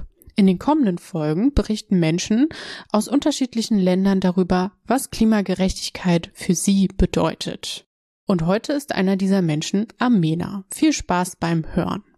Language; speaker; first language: German; native; German